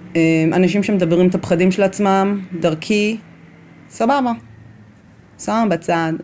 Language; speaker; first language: Hebrew; native; Hebrew